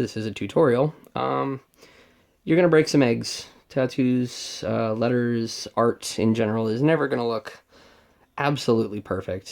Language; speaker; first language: English; native; English